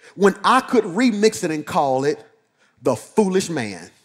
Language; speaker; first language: English; native; English